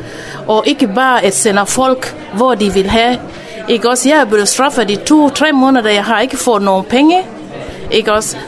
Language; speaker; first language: Danish; non-native, fluent; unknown